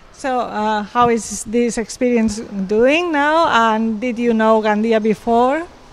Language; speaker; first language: English; non-native, fluent; Catalan